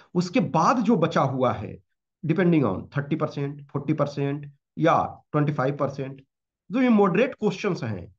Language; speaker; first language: Hindi; native; Hindi